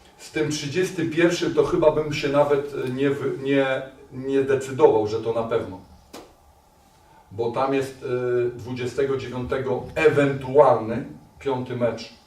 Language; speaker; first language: Polish; native; Polish